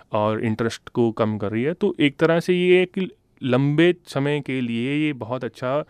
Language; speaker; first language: Hindi; non-native, local second language; Punjabi